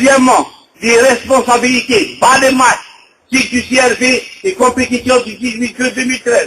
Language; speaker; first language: French; non-native, local second language; Arabic